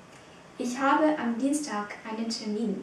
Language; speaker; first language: German; non-native, fluent; Vietnamese